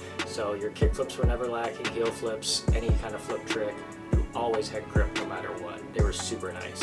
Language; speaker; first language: English; native; English